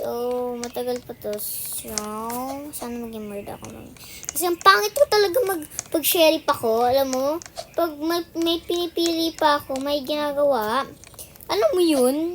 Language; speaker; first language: Filipino; early bilingual, heritage; Filipino